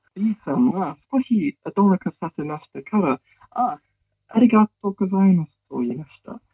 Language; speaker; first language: Japanese; non-native, learner; English